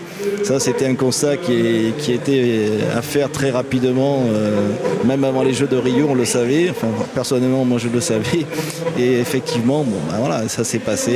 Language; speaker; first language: French; native; French